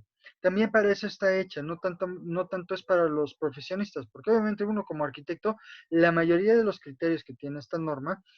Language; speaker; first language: Spanish; native; Spanish